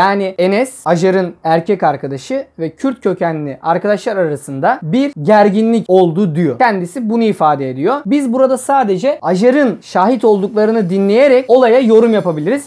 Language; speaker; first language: Turkish; native; Turkish